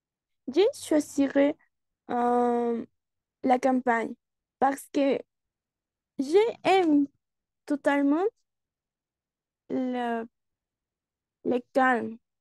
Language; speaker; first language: French; non-native, learner; Spanish